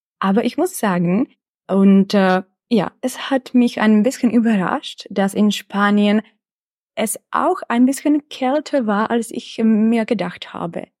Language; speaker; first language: German; non-native, fluent; Czech